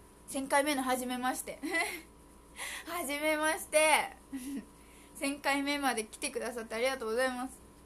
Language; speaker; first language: Japanese; early bilingual, heritage; Japanese